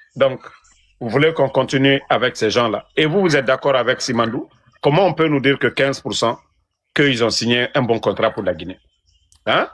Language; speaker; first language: French; non-native, local second language; Mandingo